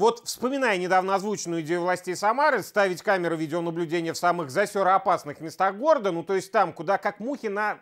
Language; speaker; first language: Russian; native; Russian